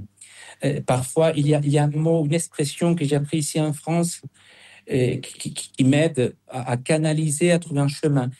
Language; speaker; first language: French; non-native, fluent; Spanish